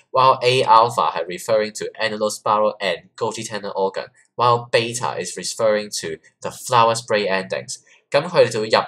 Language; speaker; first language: English; non-native, local second language; Cantonese